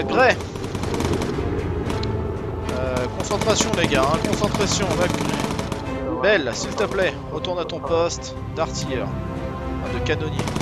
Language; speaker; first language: French; native; French